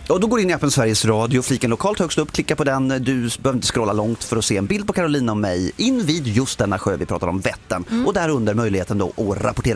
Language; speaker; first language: Swedish; native; Swedish